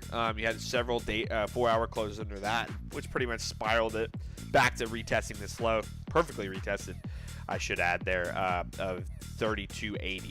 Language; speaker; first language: English; native; English